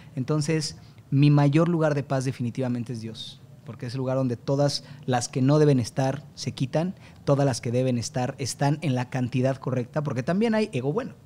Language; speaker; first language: Spanish; native; Spanish